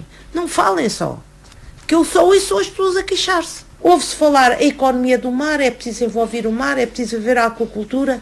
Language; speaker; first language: Portuguese; native; Portuguese